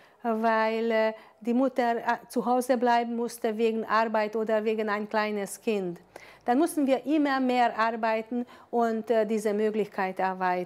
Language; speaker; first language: German; non-native, fluent; Hungarian